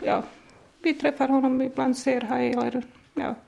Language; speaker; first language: Swedish; non-native, fluent; Bosnian